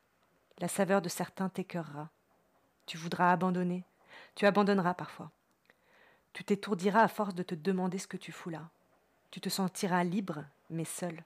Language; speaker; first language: French; native; French